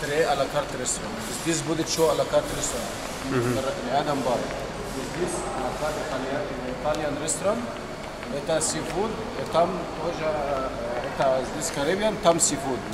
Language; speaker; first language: Russian; non-native, learner; Arabic